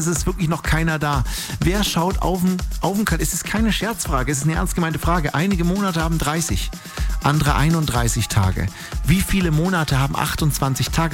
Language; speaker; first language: German; native; German